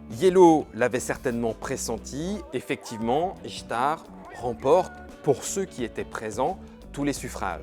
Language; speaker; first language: French; native; French